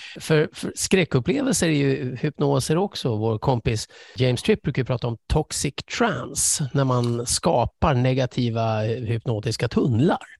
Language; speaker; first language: Swedish; early bilingual, other home language; English